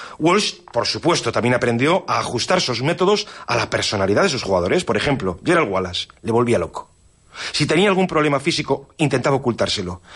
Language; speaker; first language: Spanish; native; Spanish